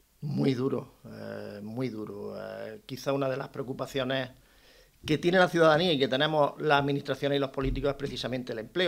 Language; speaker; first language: Spanish; native; Spanish